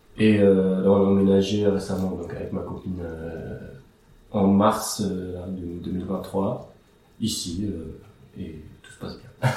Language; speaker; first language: French; early bilingual, other home language; Assyrian Neo-Aramaic